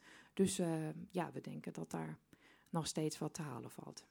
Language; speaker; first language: Dutch; non-native, fluent; German